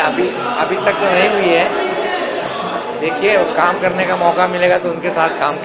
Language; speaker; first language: Hindi; non-native, local second language; Gujarati